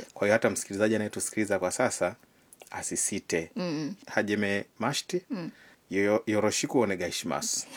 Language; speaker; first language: Swahili; native; Swahili